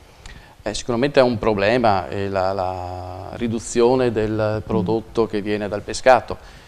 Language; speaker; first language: Italian; native; Italian